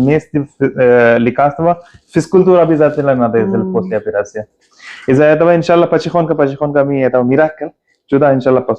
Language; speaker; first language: Russian; non-native, learner; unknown